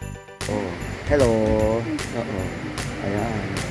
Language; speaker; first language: Filipino; native; Filipino